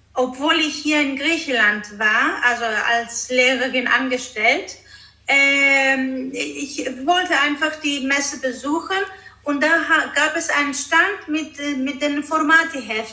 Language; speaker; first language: German; non-native, fluent; Greek